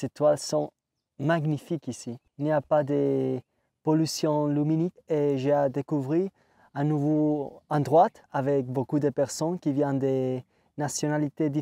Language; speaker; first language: French; non-native, fluent; Spanish